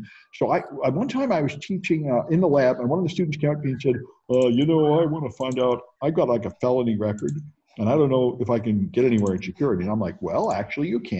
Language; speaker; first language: English; native; English